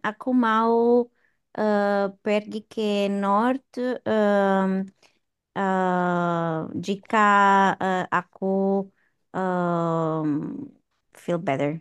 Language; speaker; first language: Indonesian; non-native, learner; English